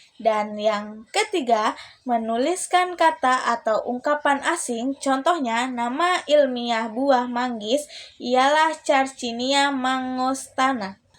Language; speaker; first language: Indonesian; native; Indonesian